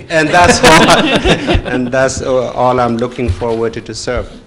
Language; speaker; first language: English; non-native, fluent; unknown